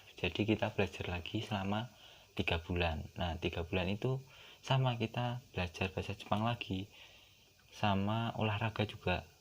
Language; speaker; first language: Indonesian; non-native, local second language; Javanese